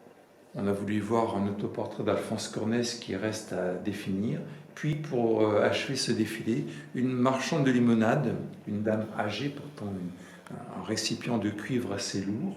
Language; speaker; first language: French; native; French